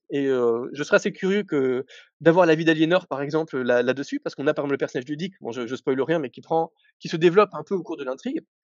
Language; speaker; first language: French; native; French